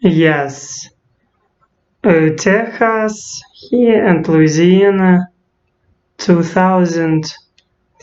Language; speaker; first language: English; non-native, learner; Russian